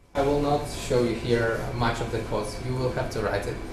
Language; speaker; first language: English; non-native, fluent; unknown